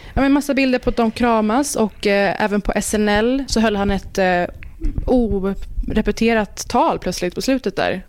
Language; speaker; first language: Swedish; early bilingual, other home language; Persian